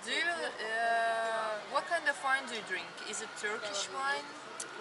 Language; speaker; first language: English; non-native, fluent; Russian